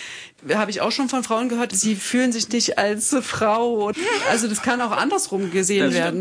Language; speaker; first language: German; native; German